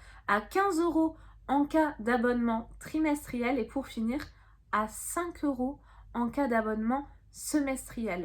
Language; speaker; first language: French; native; French